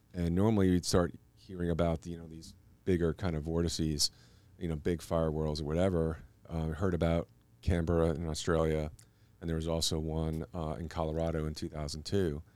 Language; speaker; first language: English; native; English